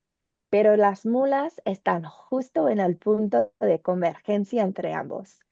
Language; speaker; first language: Spanish; non-native, learner; English